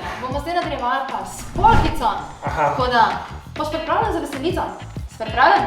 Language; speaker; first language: Slovenian; native; Slovenian